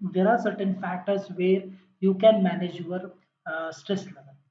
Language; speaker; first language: English; non-native, local second language; Kannada